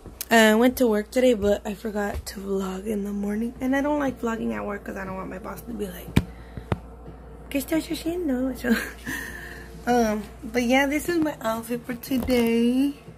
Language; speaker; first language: English; early bilingual, other home language; Spanish